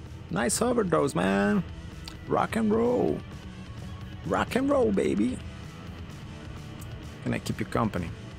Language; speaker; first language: English; non-native, fluent; Italian